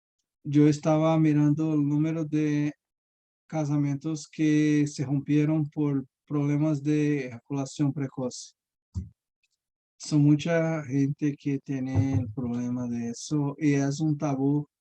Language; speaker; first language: Spanish; non-native, learner; Portuguese